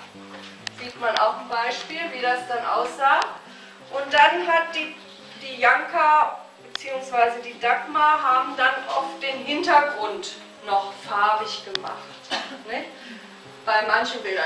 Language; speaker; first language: German; native; German